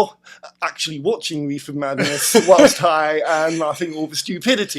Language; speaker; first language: English; native; English